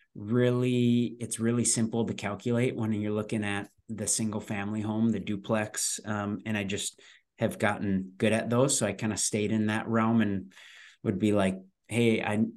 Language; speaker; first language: English; native; English